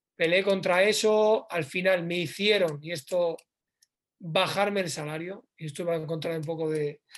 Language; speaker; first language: Spanish; native; Spanish